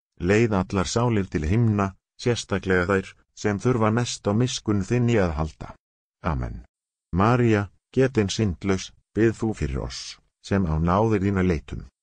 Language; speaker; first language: Icelandic; non-native, learner; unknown